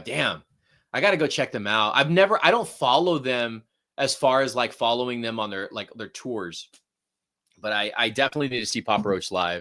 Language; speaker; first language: English; native; English